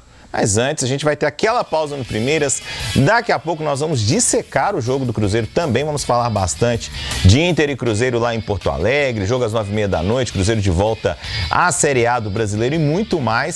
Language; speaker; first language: Portuguese; native; Portuguese